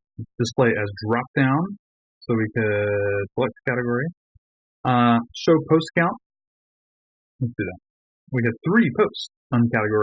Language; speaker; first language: English; native; English